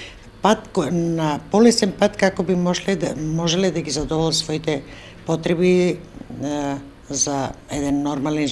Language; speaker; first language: Macedonian; native; Macedonian